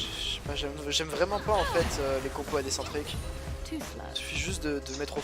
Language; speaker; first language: French; native; French